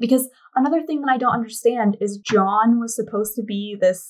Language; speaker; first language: English; native; English